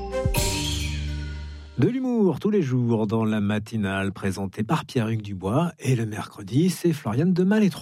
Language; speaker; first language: French; native; French